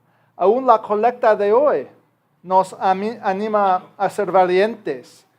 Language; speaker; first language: Spanish; non-native, fluent; English